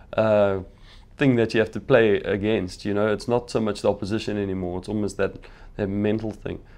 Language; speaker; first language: English; native; English